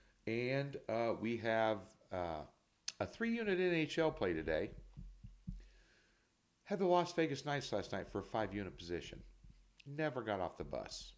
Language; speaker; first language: English; native; English